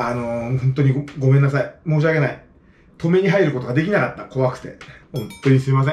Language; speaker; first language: Japanese; native; Japanese